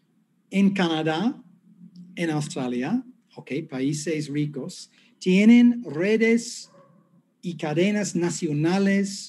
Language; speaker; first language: Spanish; non-native, fluent; English